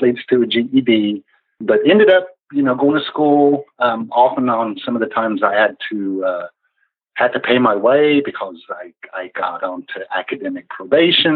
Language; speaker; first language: English; native; English